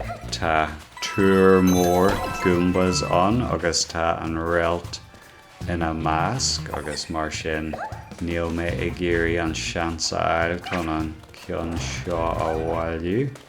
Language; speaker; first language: Irish; non-native, local second language; English